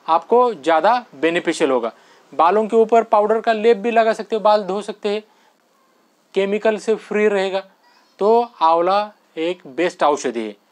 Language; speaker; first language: Hindi; non-native, local second language; Marathi